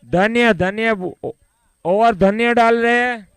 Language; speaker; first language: Hindi; non-native, local second language; Gujarati